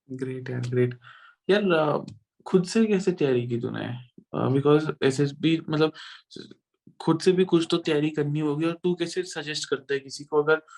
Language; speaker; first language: Hindi; non-native, local second language; Punjabi